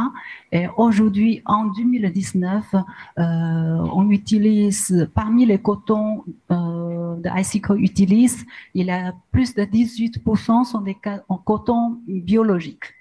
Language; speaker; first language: French; non-native, learner; Chinese